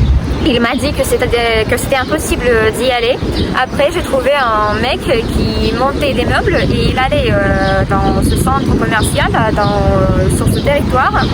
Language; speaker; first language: French; non-native, fluent; Russian